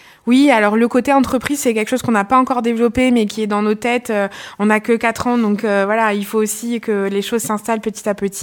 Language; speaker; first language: French; native; French